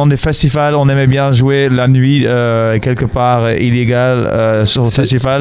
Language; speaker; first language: French; non-native, fluent; Dutch